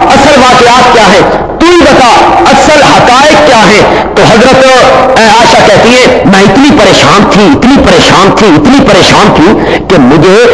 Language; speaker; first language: Urdu; non-native, local second language; Punjabi